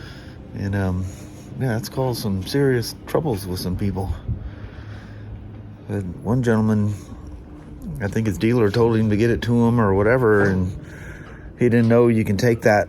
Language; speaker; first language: English; native; English